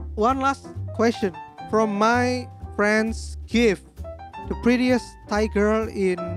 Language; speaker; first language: English; non-native, fluent; Indonesian